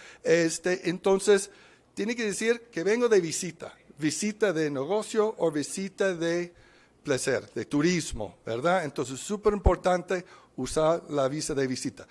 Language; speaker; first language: Spanish; non-native, fluent; English